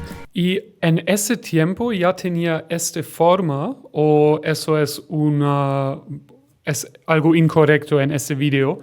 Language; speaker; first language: Spanish; non-native, learner; German